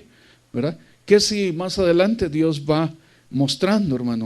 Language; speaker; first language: Spanish; native; Spanish